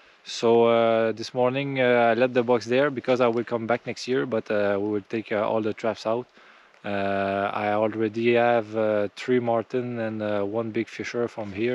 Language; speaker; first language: English; non-native, fluent; French